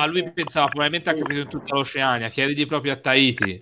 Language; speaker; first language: Italian; native; Italian